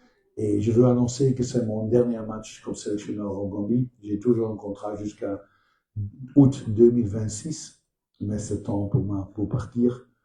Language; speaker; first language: French; non-native, learner; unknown